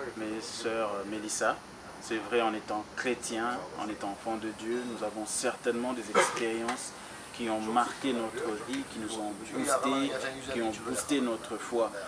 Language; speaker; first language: French; non-native, local second language; Lingala